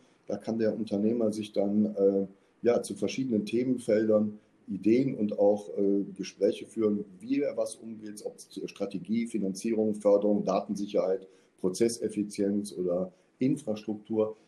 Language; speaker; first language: German; native; German